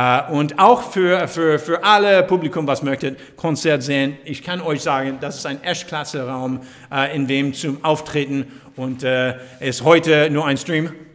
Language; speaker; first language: German; non-native, fluent; English